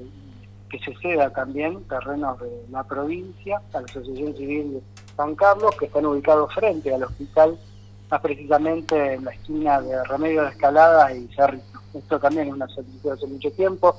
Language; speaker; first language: Spanish; native; Spanish